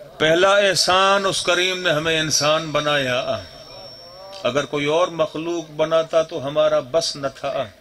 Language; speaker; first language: Urdu; non-native, local second language; Sindhi